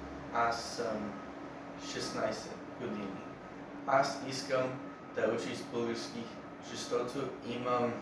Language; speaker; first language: Bulgarian; early bilingual, heritage; English